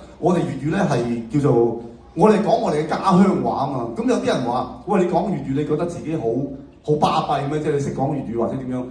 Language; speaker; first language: Cantonese; native; Cantonese